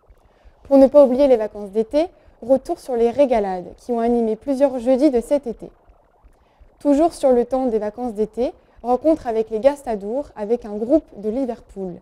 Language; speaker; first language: French; native; French